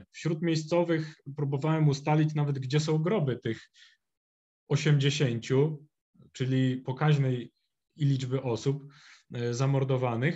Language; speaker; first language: Polish; native; Polish